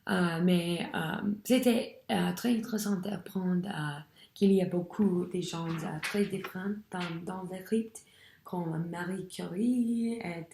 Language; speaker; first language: French; non-native, learner; English